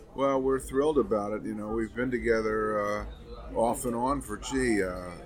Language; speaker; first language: English; native; English